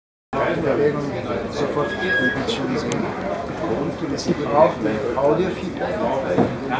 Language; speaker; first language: German; non-native, learner; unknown